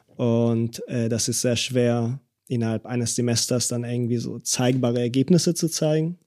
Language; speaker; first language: German; early bilingual, other home language; Hebrew